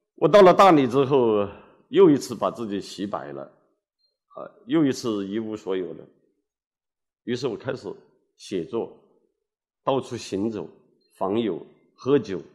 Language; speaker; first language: Chinese; native; Chinese